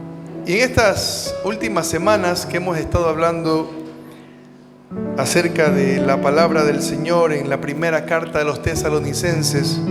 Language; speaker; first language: Spanish; native; Spanish